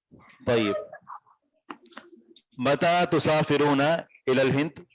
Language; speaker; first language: Arabic; non-native, fluent; Urdu